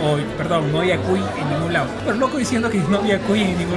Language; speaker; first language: Spanish; native; Spanish